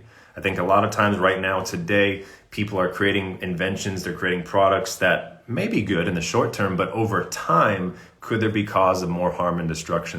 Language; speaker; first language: English; native; English